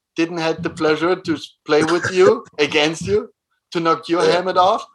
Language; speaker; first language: English; non-native, fluent; German